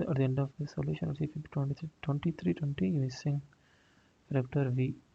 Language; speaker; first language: English; non-native, local second language; Tamil